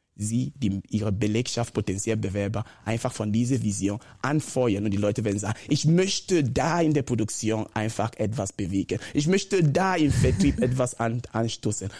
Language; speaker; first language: German; non-native, fluent; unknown